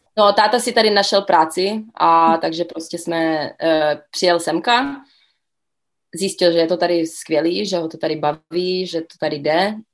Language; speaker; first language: Czech; early bilingual, other home language; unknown